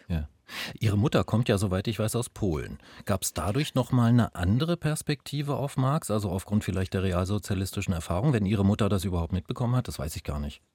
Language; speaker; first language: German; native; German